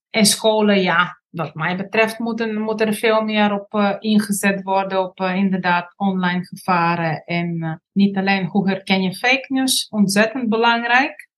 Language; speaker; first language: Dutch; non-native, fluent; Bulgarian